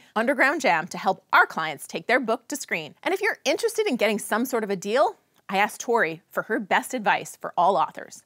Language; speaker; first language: English; native; English